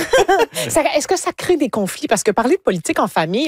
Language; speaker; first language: French; native; French